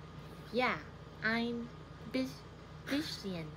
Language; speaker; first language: German; non-native, learner; Filipino